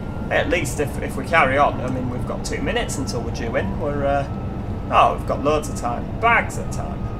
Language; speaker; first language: English; native; English